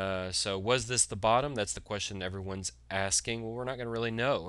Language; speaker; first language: English; native; English